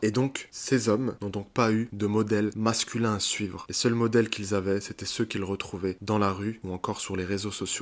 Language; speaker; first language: French; native; French